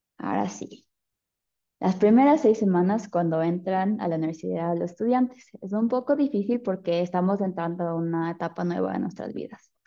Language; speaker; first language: Spanish; early bilingual, heritage; Spanish